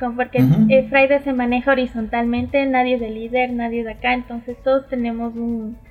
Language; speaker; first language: Spanish; native; Spanish